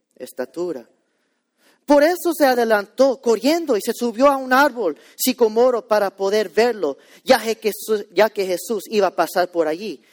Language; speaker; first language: Spanish; early bilingual, heritage; Spanish